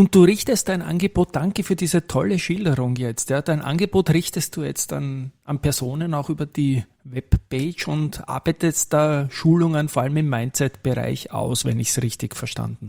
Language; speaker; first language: German; native; German